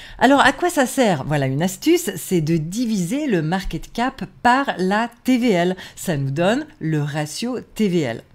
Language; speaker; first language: French; native; French